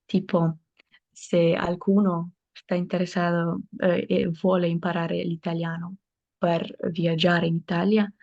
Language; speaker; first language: Italian; non-native, fluent; Macedonian